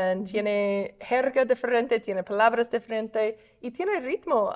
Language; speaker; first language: Spanish; non-native, fluent; English